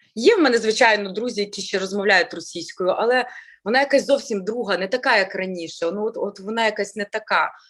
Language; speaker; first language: Ukrainian; native; Ukrainian